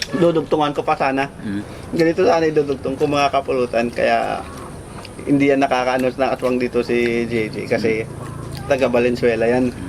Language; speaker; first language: Filipino; non-native, local second language; Kinaray-a